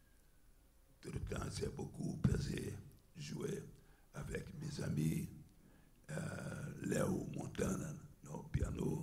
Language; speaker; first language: French; non-native, learner; Portuguese